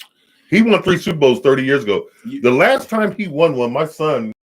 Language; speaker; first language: English; native; English